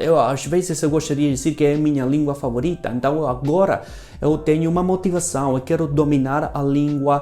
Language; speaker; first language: Portuguese; non-native, fluent; Spanish